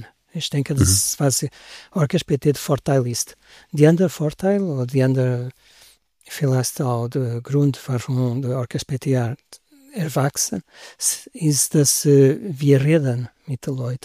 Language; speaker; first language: German; non-native, learner; Portuguese